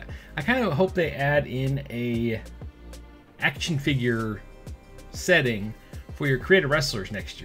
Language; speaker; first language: English; native; English